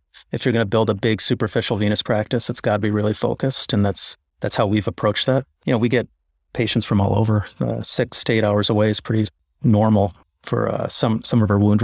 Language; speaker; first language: English; native; English